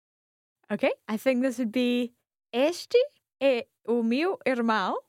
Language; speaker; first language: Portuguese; non-native, learner; English